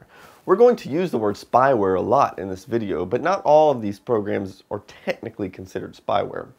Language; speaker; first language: English; native; English